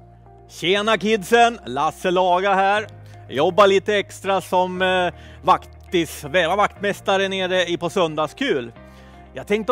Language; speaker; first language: Swedish; native; Swedish